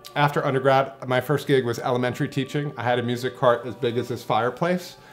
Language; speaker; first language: English; native; English